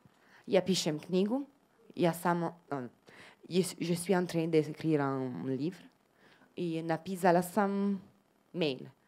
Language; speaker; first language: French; non-native, learner; Italian